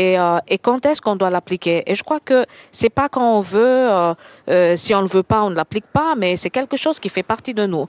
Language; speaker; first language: French; native; French